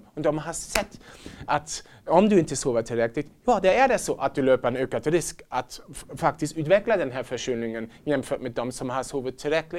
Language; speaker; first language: Swedish; non-native, fluent; German